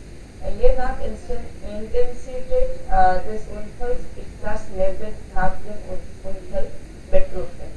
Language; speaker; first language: German; non-native, learner; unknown